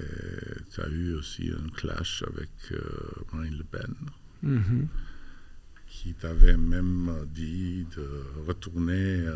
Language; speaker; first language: French; non-native, fluent; Albanian